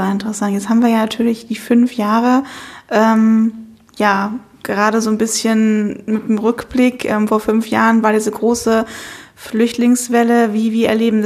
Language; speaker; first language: German; native; German